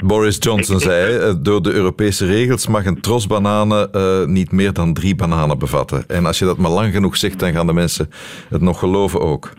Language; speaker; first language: Dutch; native; Dutch